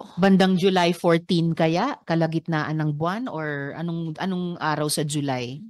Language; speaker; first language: Filipino; native; Filipino